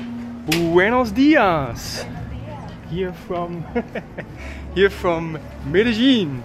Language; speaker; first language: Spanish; non-native, learner; German